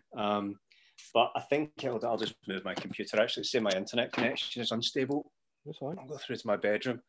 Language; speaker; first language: English; native; English